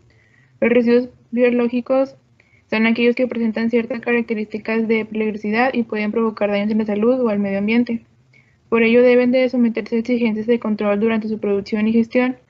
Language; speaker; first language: Spanish; native; Spanish